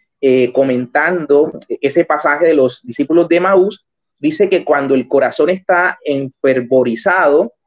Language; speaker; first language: Spanish; native; Spanish